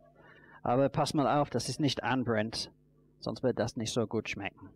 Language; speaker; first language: German; non-native, fluent; English